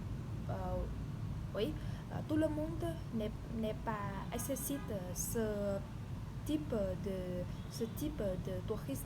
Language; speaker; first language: French; non-native, learner; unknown